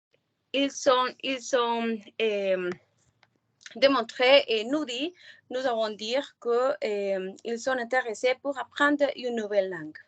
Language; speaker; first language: French; non-native, learner; Spanish